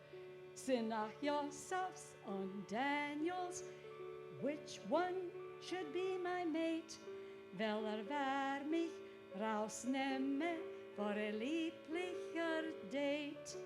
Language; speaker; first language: German; early bilingual, heritage; English